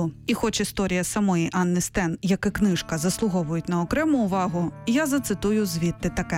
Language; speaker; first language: Ukrainian; native; Ukrainian